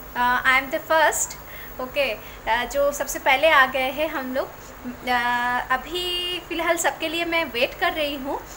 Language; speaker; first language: Hindi; non-native, local second language; Bangla